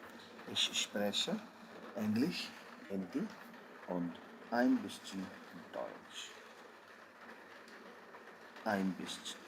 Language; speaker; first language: German; non-native, fluent; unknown